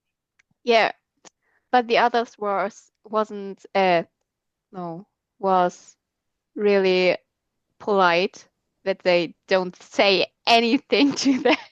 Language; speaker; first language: English; non-native, learner; German